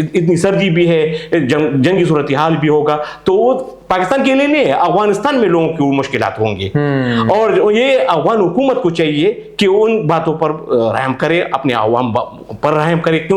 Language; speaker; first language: Urdu; non-native, local second language; Pashto